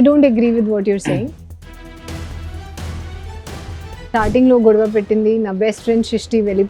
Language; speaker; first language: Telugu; non-native, learner; Hindi